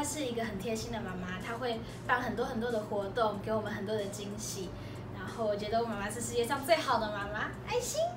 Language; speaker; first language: Chinese; early bilingual, other home language; Indonesian